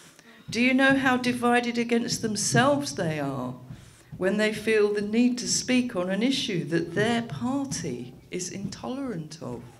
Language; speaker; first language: English; native; English